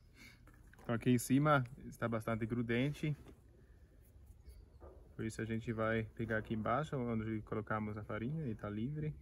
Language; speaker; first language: Portuguese; non-native, fluent; German